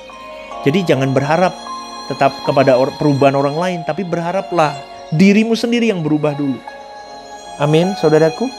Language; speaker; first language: Indonesian; native; Indonesian